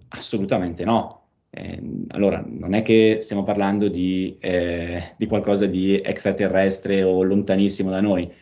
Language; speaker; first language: Italian; native; Italian